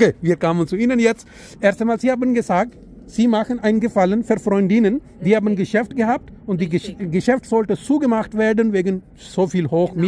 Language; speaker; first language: German; non-native, learner; Urdu